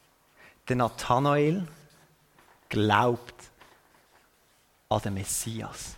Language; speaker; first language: German; native; German